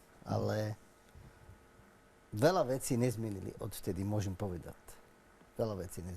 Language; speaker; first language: Slovak; non-native, learner; Arabic